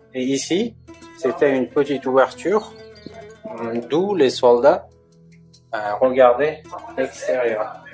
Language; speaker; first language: French; non-native, fluent; Uzbek